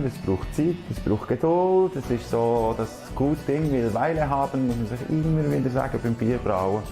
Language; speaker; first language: German; native; German